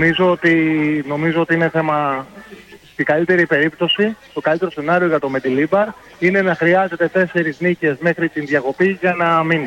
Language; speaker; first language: Greek; native; Greek